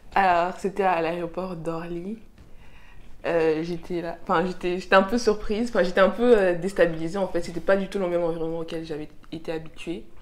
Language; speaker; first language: French; native; French